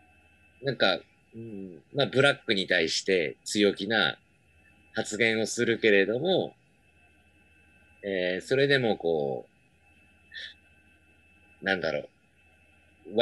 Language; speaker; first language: Japanese; native; Japanese